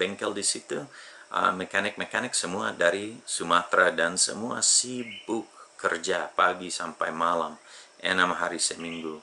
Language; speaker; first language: Indonesian; non-native, fluent; English